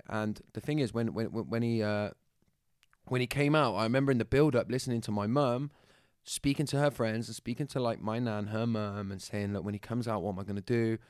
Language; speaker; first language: English; native; English